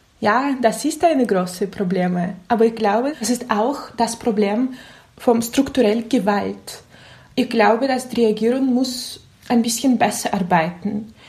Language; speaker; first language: German; non-native, learner; Russian